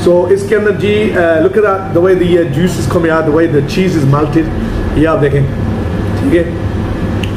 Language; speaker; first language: Hindi; early bilingual, other home language; Urdu